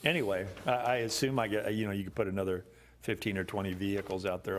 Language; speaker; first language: English; native; English